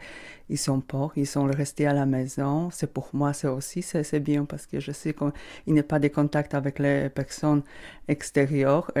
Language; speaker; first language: French; non-native, learner; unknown